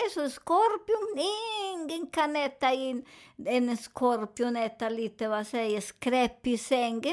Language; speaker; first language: Swedish; non-native, learner; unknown